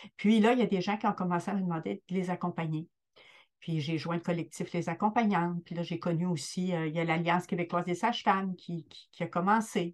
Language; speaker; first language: French; native; French